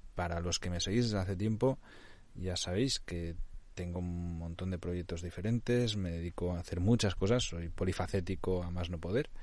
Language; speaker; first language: Spanish; non-native, local second language; Catalan